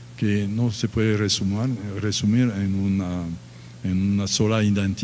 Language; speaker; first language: Spanish; non-native, fluent; French